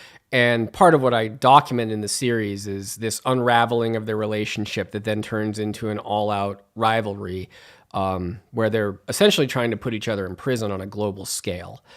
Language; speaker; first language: English; native; English